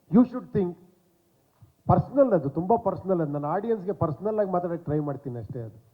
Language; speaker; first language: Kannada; native; Kannada